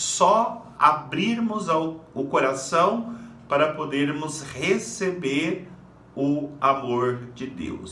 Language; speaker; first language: Portuguese; native; Portuguese